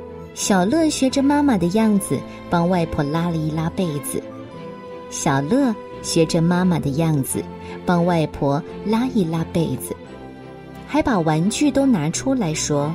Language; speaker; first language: Chinese; native; Chinese